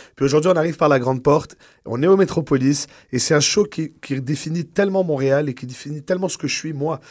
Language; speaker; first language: French; native; French